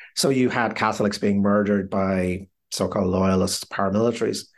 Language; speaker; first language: English; native; English